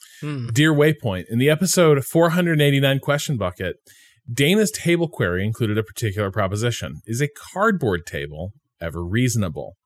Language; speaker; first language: English; native; English